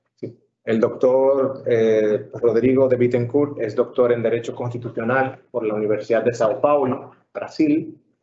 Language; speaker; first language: Spanish; native; Spanish